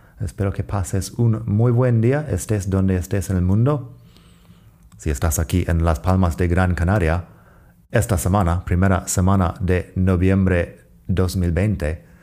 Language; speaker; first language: Spanish; non-native, fluent; English